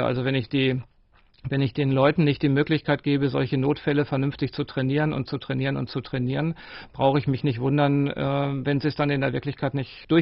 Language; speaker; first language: German; native; German